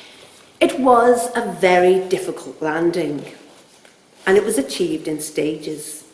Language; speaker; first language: English; native; English